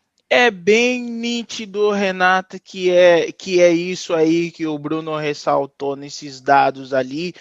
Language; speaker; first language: Portuguese; non-native, fluent; Haitian Creole